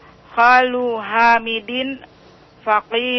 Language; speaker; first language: Arabic; non-native, learner; Indonesian